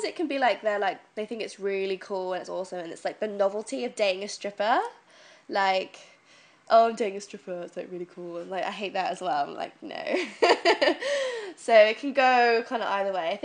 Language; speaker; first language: English; native; English